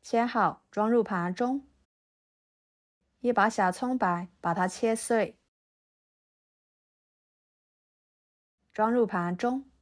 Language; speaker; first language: Chinese; native; Chinese